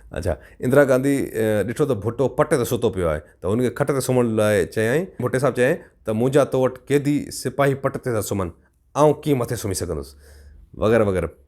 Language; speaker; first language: Sindhi; native; Sindhi